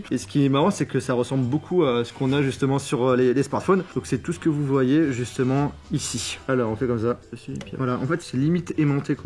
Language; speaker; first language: French; native; French